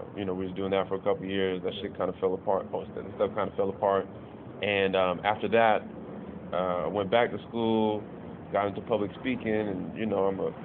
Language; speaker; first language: English; native; English